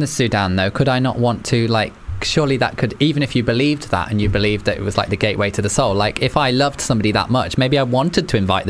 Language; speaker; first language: English; native; English